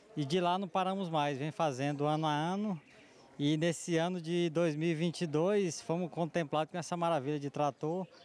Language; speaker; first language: Portuguese; native; Portuguese